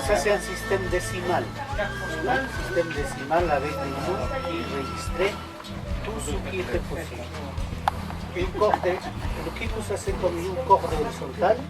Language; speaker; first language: French; non-native, fluent; Spanish